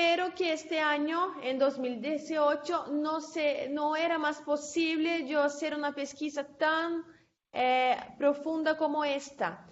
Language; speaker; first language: Spanish; non-native, fluent; Portuguese